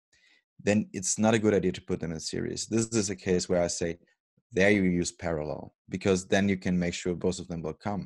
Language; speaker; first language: English; non-native, fluent; German